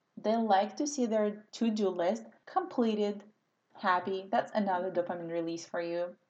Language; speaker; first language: English; non-native, fluent; Russian